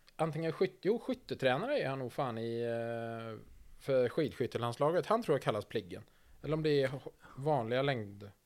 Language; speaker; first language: Swedish; native; Swedish